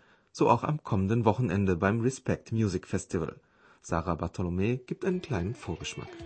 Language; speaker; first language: German; native; German